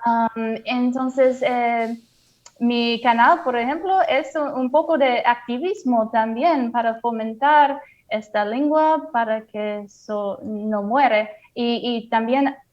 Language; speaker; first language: Spanish; non-native, fluent; English